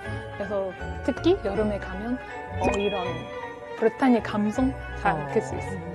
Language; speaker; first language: Korean; non-native, fluent; French